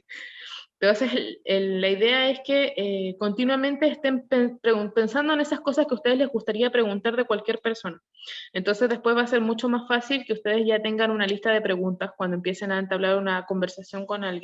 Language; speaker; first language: Spanish; non-native, learner; Korean